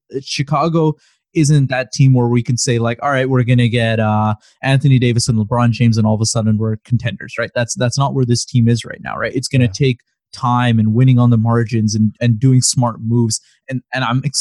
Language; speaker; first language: English; native; English